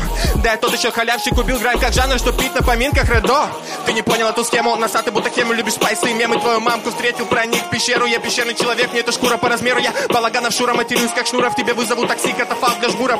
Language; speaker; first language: Russian; native; Russian